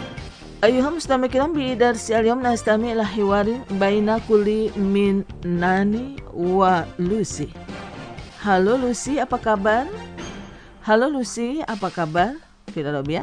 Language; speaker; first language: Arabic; non-native, fluent; Indonesian